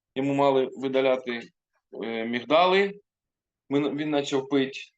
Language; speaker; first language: Ukrainian; non-native, local second language; Russian